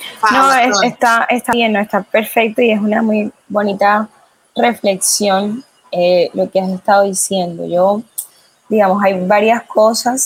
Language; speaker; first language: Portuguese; non-native, learner; Spanish